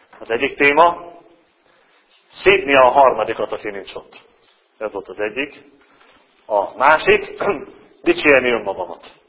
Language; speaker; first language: Hungarian; native; Hungarian